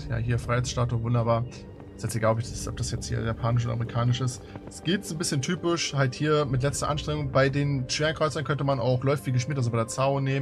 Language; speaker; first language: German; native; German